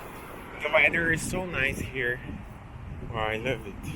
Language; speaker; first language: English; non-native, local second language; Portuguese